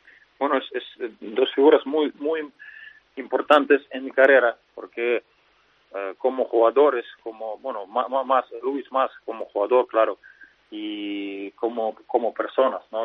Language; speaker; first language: Spanish; non-native, fluent; Russian